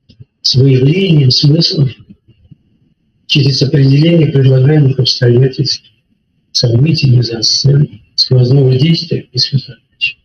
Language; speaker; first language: Russian; native; Russian